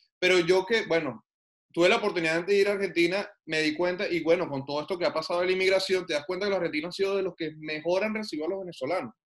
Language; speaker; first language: Spanish; native; Spanish